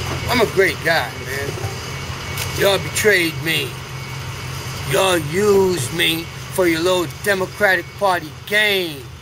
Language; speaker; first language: English; native; English